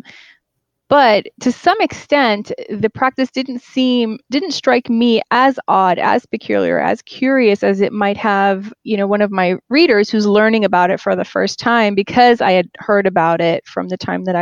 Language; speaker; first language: English; native; English